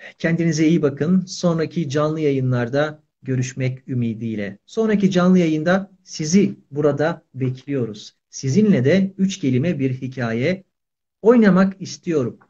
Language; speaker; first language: Turkish; native; Turkish